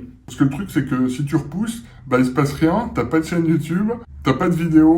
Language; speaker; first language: French; native; French